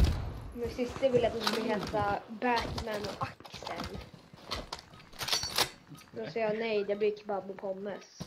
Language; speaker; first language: Swedish; early bilingual, other home language; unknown